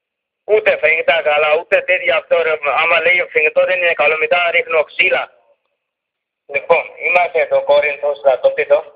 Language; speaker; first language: Greek; non-native, learner; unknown